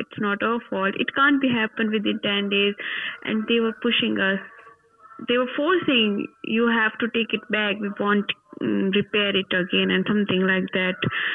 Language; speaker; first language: English; non-native, local second language; Hindi